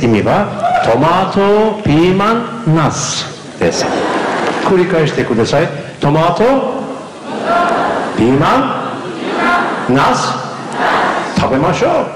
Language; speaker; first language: Japanese; non-native, learner; Turkish